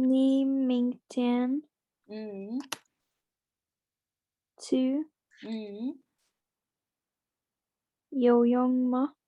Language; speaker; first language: Chinese; non-native, learner; Norwegian